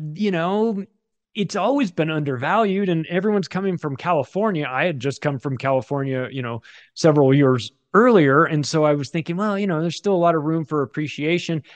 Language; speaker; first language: English; native; English